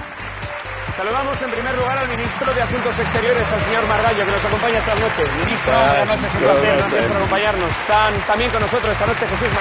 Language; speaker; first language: Spanish; native; Spanish